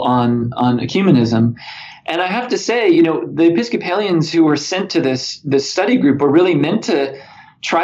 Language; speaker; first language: English; native; English